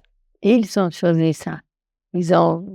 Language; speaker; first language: French; non-native, fluent; Portuguese